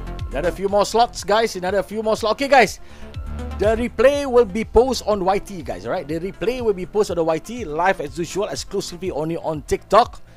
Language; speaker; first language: English; non-native, local second language; Malay